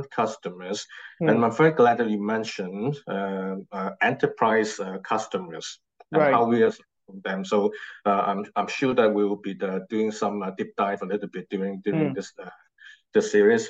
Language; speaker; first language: English; non-native, local second language; Cantonese